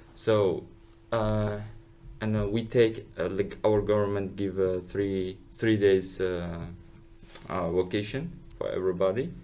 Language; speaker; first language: English; non-native, learner; Uzbek